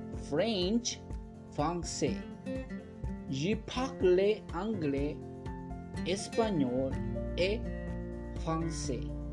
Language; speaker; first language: French; non-native, fluent; Spanish